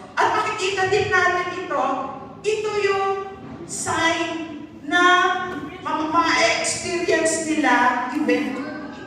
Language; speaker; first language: Filipino; non-native, local second language; Iloko